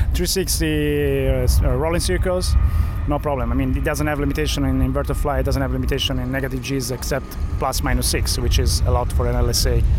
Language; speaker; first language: English; non-native, fluent; Italian